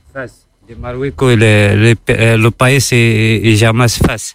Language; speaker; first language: Spanish; non-native, learner; Arabic